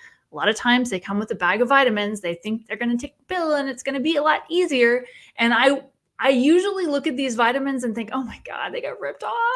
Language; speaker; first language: English; native; English